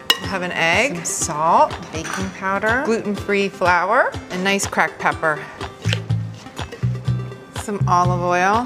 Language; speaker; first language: English; native; English